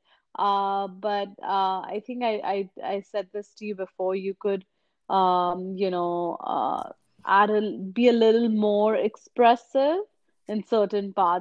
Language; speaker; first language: English; non-native, local second language; Hindi